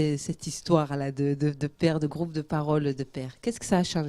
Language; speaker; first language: French; native; French